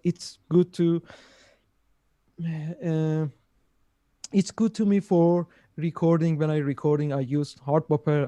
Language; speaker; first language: English; non-native, learner; Persian